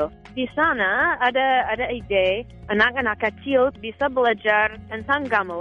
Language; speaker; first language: Indonesian; non-native, fluent; English